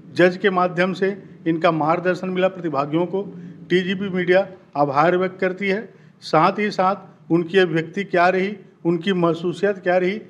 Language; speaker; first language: Hindi; native; Hindi